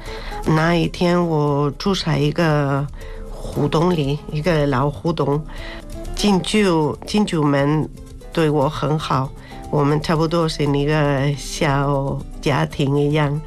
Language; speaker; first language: Chinese; non-native, learner; Spanish